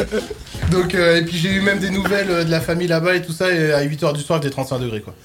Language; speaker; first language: French; native; French